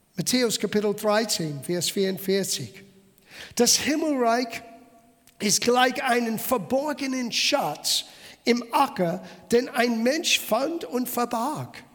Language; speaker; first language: German; non-native, fluent; English